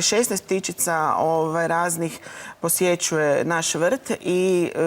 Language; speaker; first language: Croatian; native; Croatian